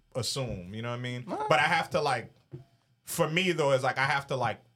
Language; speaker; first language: English; early bilingual, other home language; Spanish